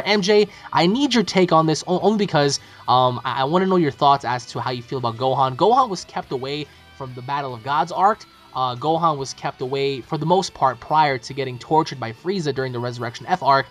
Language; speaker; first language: English; native; English